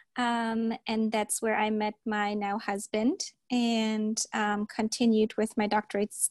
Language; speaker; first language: English; early bilingual, heritage; German